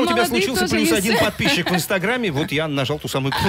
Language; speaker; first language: Russian; native; Russian